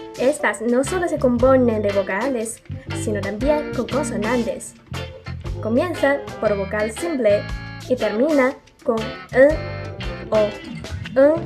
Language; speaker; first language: Spanish; non-native, fluent; Chinese